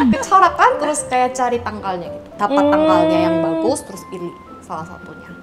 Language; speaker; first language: Indonesian; non-native, fluent; Korean